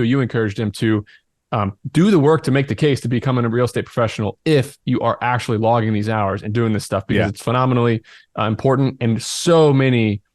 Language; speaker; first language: English; native; English